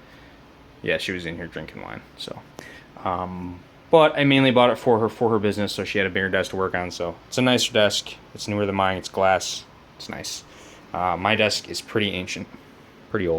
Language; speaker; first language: English; native; English